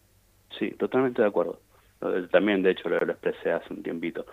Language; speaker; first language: Spanish; native; Spanish